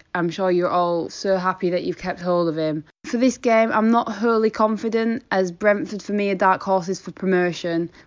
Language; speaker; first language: English; native; English